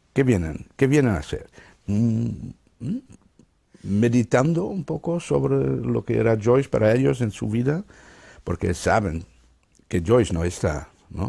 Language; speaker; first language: Spanish; non-native, fluent; Dutch